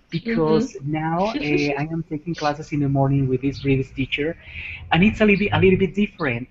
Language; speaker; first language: English; non-native, fluent; Spanish